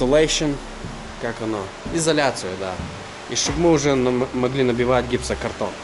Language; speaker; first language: Russian; native; Russian